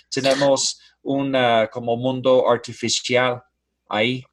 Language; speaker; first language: Spanish; non-native, fluent; English